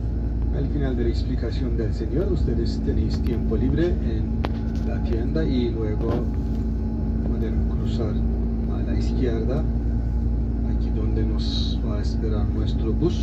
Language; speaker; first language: Spanish; non-native, fluent; Turkish